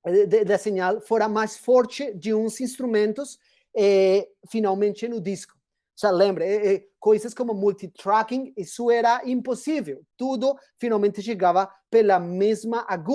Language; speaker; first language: Portuguese; non-native, fluent; Spanish